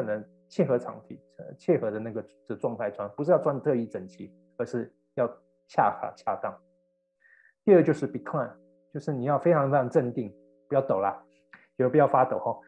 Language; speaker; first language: Chinese; native; Chinese